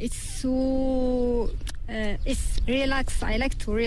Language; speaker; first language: English; non-native, learner; Korean